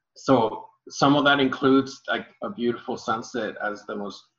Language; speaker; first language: English; early bilingual, other home language; Spanish